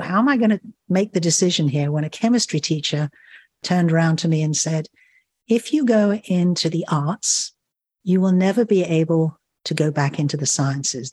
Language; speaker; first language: English; native; English